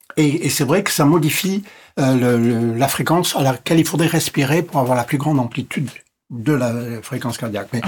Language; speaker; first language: French; non-native, local second language; English